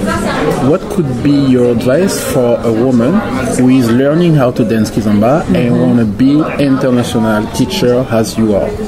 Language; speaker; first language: English; non-native, learner; French